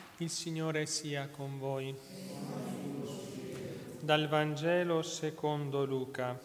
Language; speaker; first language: Italian; native; Italian